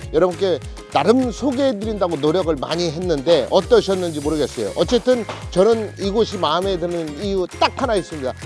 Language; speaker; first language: Korean; native; Korean